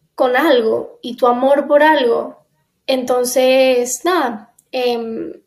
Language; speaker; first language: Spanish; native; Spanish